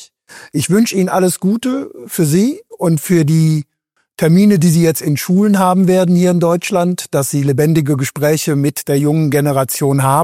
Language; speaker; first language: German; native; German